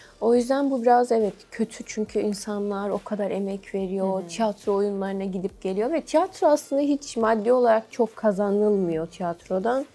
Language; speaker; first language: Turkish; native; Turkish